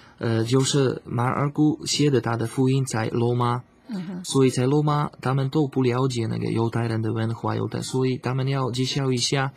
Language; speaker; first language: Chinese; non-native, learner; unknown